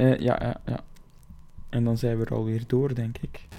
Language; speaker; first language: Dutch; native; Dutch